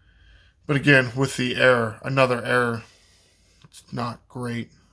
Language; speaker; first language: English; native; English